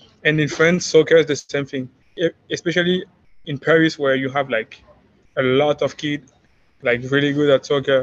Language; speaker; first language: English; non-native, fluent; French